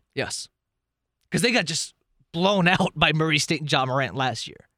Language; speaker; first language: English; native; English